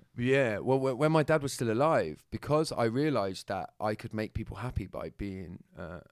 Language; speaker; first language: English; native; English